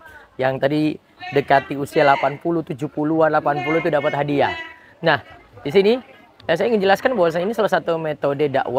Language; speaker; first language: Indonesian; native; Indonesian